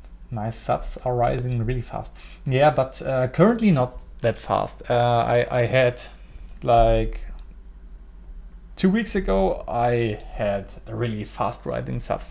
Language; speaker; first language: English; non-native, fluent; German